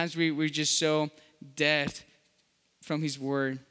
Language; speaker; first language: English; non-native, fluent; Spanish